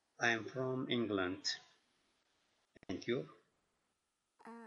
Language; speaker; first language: English; non-native, learner; Azerbaijani